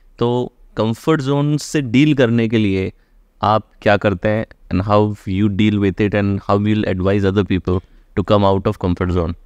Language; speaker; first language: Hindi; native; Hindi